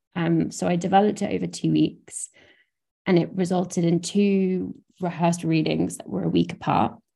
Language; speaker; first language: English; native; English